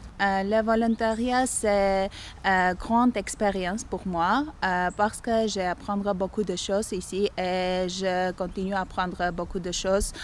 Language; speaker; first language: French; non-native, learner; Armenian